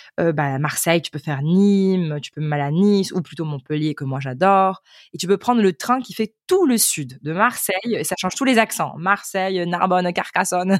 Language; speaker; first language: French; native; French